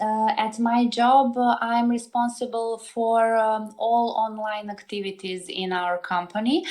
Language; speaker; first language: English; non-native, learner; Serbian